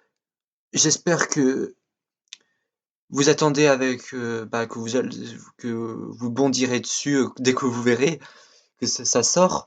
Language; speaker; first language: French; native; French